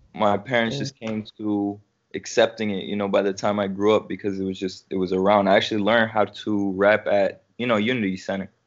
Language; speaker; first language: English; native; English